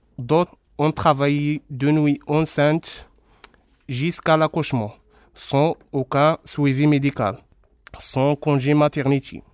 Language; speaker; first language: French; non-native, local second language; Arabic